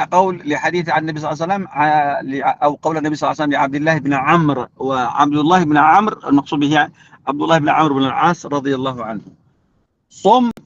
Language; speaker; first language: Arabic; native; Arabic